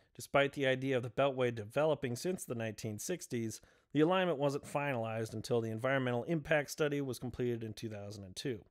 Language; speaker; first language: English; native; English